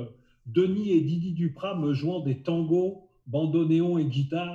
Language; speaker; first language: French; native; French